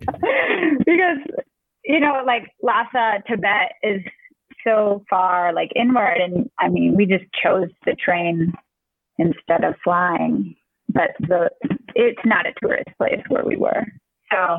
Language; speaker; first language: English; native; English